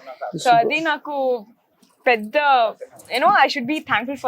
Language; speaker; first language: Telugu; non-native, local second language; Kannada